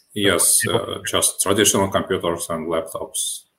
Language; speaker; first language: English; non-native, fluent; Russian